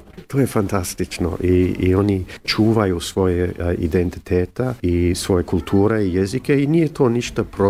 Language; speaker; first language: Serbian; early bilingual, heritage; English